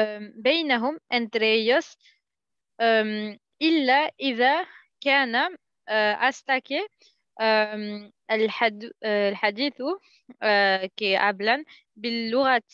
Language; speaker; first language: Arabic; non-native, learner; Spanish